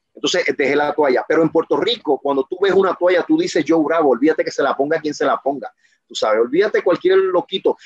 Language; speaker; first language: Spanish; native; Spanish